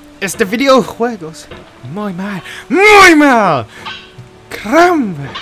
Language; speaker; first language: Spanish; non-native, learner; English